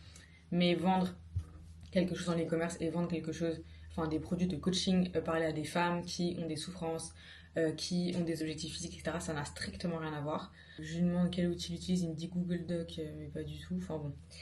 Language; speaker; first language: French; native; French